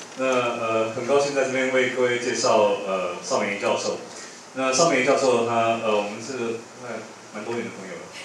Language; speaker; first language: Chinese; native; Chinese